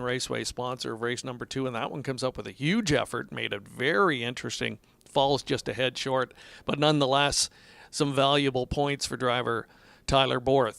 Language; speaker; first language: English; native; English